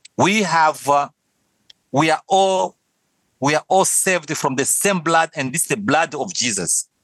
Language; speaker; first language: English; non-native, fluent; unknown